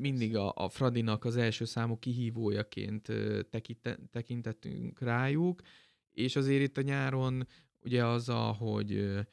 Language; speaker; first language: Hungarian; native; Hungarian